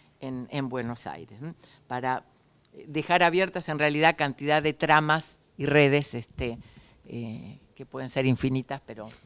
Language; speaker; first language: Spanish; native; Spanish